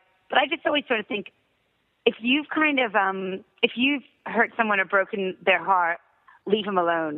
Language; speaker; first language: English; native; English